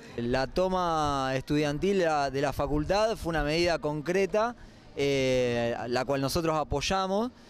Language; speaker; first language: Spanish; native; Spanish